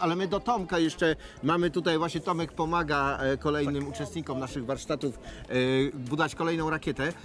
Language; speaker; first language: Polish; native; Polish